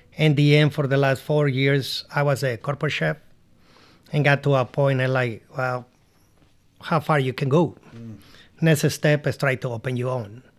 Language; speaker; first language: English; non-native, learner; Spanish